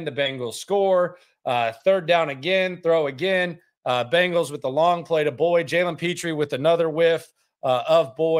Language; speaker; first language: English; native; English